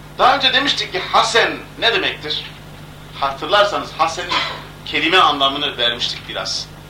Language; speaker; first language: Turkish; non-native, local second language; Kurdish